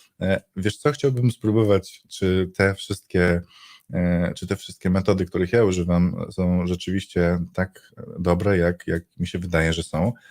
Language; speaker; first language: Polish; native; Polish